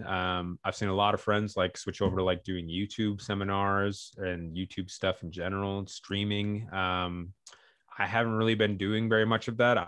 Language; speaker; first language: English; native; English